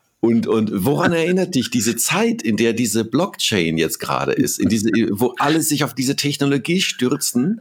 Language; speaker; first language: German; native; German